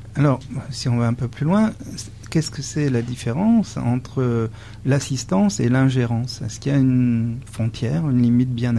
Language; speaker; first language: French; native; French